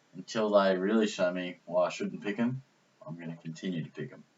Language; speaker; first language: English; native; English